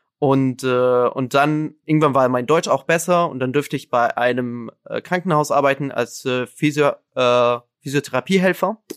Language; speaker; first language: German; non-native, fluent; Arabic